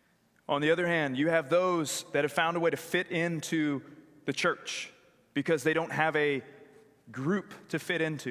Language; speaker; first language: English; native; English